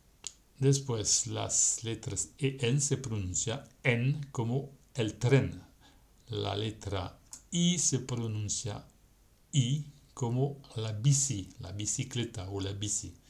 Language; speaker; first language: Spanish; non-native, fluent; French